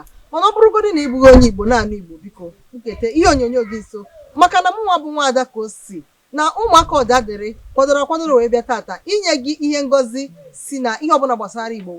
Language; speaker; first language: Igbo; native; Igbo